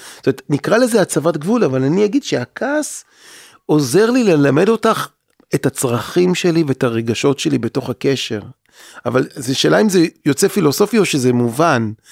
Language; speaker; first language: Hebrew; native; Hebrew